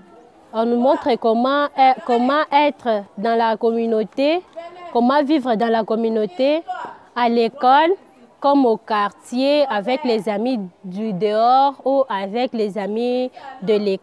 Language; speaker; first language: French; non-native, local second language; Luba-Lulua